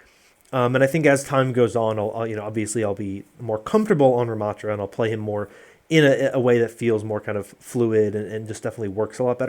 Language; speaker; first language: English; native; English